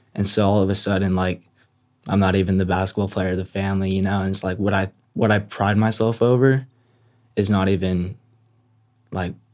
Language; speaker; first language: English; native; English